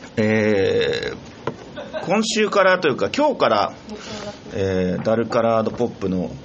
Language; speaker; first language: Japanese; native; Japanese